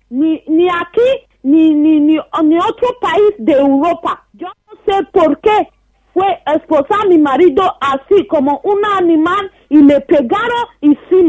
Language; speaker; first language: Spanish; non-native, learner; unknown